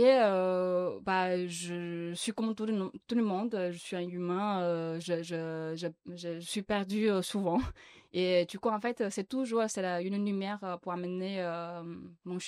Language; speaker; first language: French; non-native, learner; Chinese